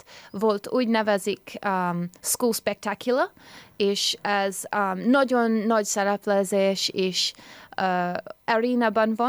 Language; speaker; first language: Hungarian; early bilingual, heritage; Hungarian